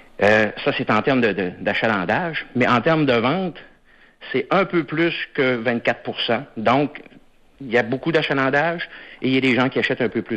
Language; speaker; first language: French; native; French